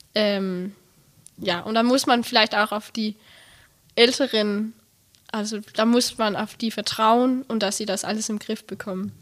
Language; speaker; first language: German; early bilingual, heritage; Danish